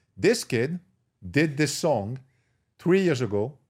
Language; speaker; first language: English; non-native, fluent; French